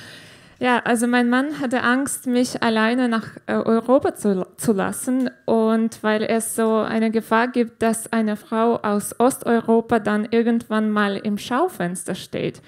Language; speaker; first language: German; non-native, fluent; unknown